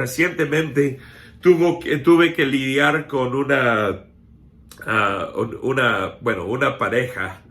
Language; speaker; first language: Spanish; non-native, fluent; English